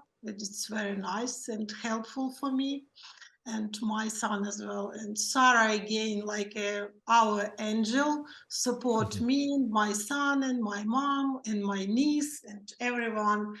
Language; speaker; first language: English; non-native, learner; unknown